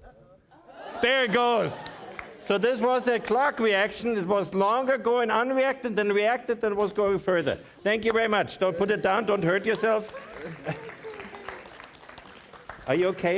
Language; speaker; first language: English; non-native, fluent; German